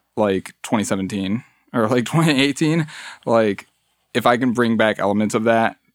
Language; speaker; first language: English; early bilingual, other home language; Spanish